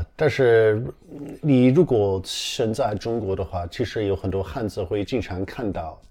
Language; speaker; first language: Chinese; non-native, fluent; English